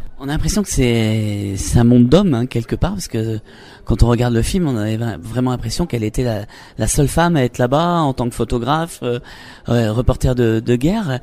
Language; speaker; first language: French; native; French